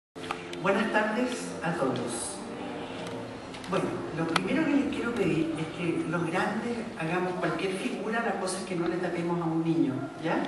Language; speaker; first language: Spanish; native; Spanish